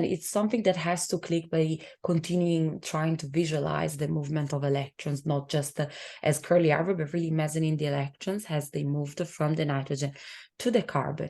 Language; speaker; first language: English; non-native, fluent; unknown